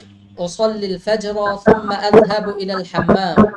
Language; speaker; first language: Arabic; non-native, fluent; Bangla